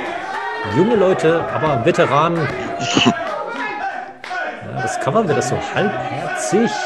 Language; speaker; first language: German; native; German